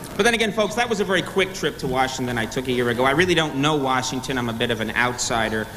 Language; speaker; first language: English; native; English